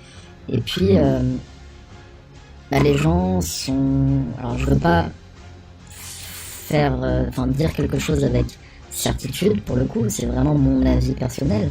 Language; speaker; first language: French; native; French